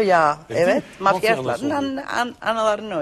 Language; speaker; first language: Turkish; non-native, learner; Macedonian